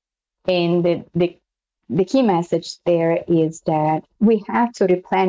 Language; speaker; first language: English; non-native, fluent; Italian